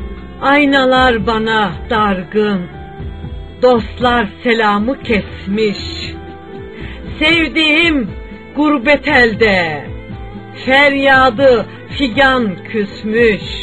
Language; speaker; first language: Turkish; native; Turkish